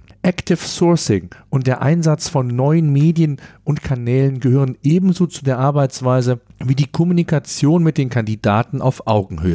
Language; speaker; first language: German; native; German